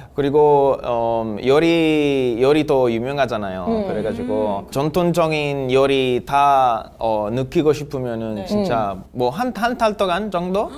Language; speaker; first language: Korean; non-native, fluent; Italian